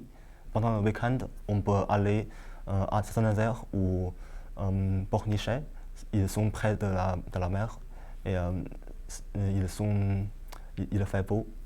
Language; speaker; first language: French; non-native, learner; Chinese